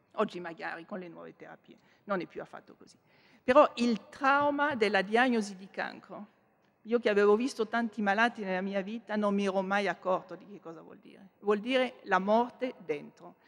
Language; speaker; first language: Italian; non-native, fluent; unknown